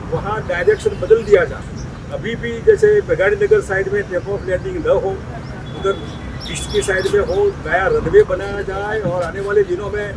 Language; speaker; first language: Hindi; non-native, local second language; Gujarati